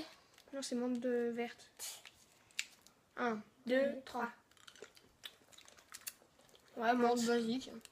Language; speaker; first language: French; native; French